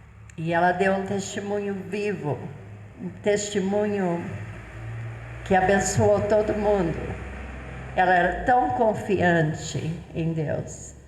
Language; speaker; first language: Portuguese; non-native, fluent; English